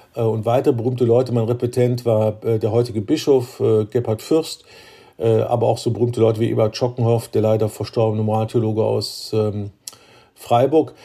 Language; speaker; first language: German; native; German